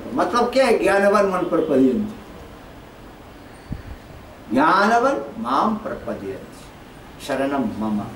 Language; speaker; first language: Hindi; non-native, learner; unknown